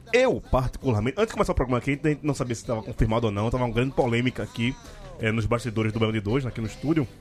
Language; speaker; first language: Portuguese; native; Portuguese